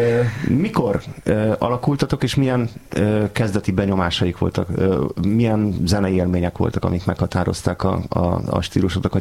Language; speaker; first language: Hungarian; native; Hungarian